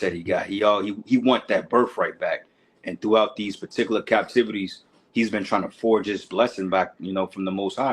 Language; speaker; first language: English; native; English